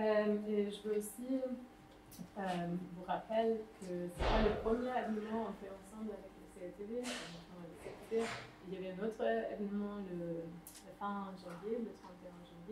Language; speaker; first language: French; non-native, fluent; Dutch